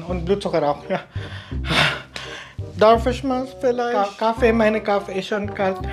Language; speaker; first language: German; non-native, learner; Filipino